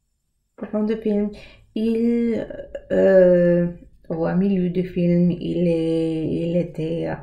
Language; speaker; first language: French; non-native, learner; English